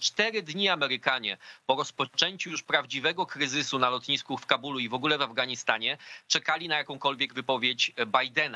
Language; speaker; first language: Polish; native; Polish